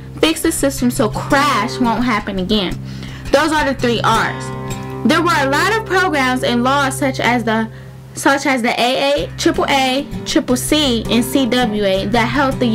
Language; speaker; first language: English; native; English